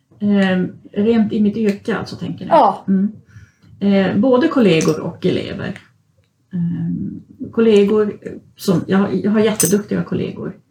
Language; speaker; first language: Swedish; early bilingual, other home language; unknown